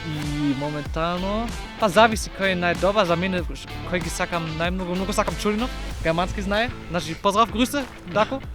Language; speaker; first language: Macedonian; non-native, learner; German